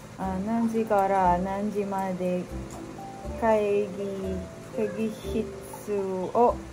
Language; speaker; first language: Japanese; non-native, learner; Filipino